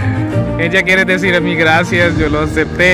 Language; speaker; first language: Spanish; non-native, learner; Hindi